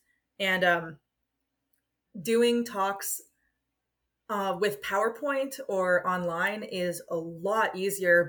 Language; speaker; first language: English; native; English